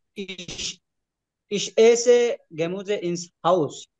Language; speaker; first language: German; non-native, learner; Bangla